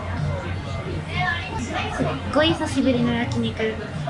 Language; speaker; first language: Japanese; non-native, fluent; English